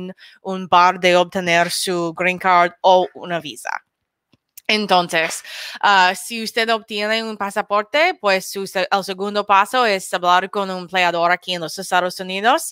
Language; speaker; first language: Spanish; non-native, learner; English